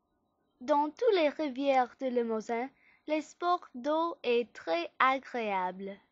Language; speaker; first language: French; non-native, learner; English